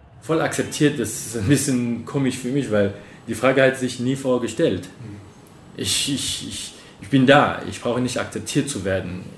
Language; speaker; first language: German; non-native, fluent; French